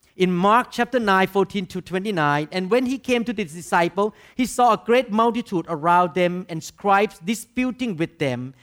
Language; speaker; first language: English; non-native, fluent; Thai